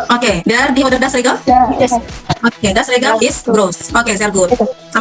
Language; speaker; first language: German; non-native, learner; Indonesian